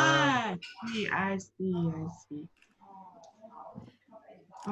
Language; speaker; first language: English; non-native, learner; Vietnamese